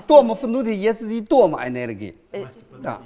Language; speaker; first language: Russian; non-native, learner; Chinese